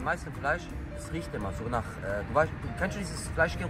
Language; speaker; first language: German; native; German